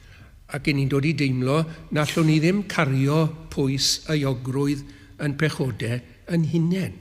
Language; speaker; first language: Welsh; native; Welsh